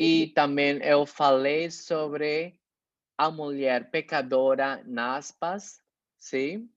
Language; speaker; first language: Portuguese; non-native, fluent; Spanish